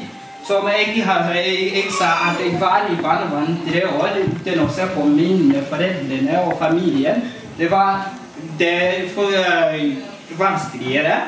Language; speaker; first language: Norwegian; non-native, fluent; Kinyarwanda